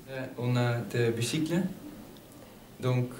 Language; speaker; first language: French; non-native, learner; Dutch